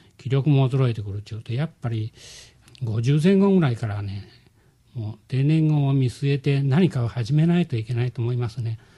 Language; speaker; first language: Japanese; native; Japanese